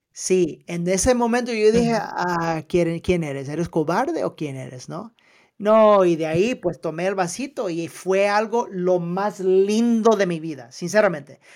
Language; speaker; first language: Spanish; early bilingual, heritage; Spanish